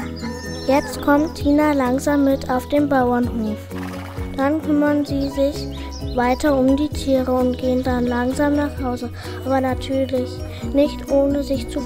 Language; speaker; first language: German; native; German